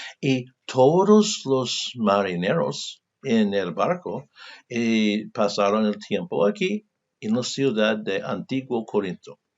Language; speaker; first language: Spanish; non-native, fluent; English